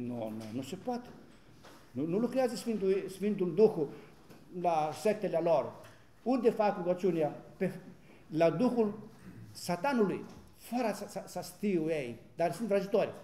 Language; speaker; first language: Romanian; non-native, learner; Greek